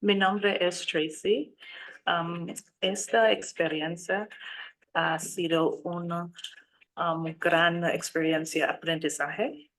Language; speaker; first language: Spanish; non-native, learner; English